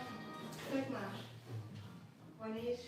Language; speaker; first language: Dutch; non-native, fluent; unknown